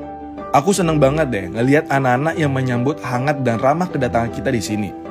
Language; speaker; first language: Indonesian; native; Indonesian